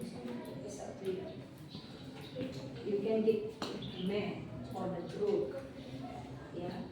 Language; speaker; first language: English; non-native, learner; Indonesian